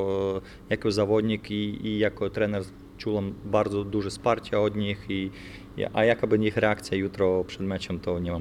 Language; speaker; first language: Polish; non-native, fluent; Lithuanian